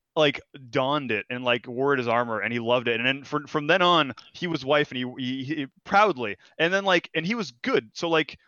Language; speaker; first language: English; non-native, fluent; Portuguese